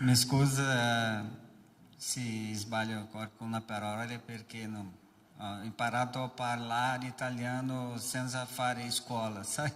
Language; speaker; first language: Italian; non-native, learner; Portuguese